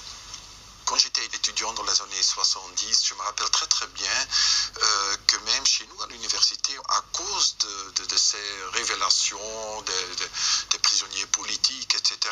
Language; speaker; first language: French; non-native, local second language; Dutch